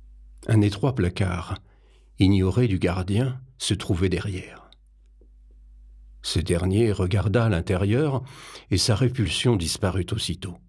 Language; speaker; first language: French; native; French